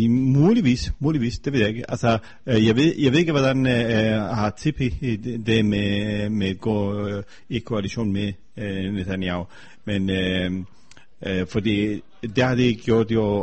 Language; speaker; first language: Danish; non-native, fluent; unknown